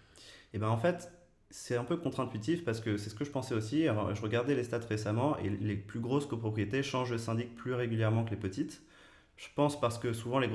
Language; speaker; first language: French; native; French